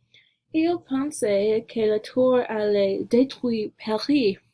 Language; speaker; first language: French; non-native, learner; English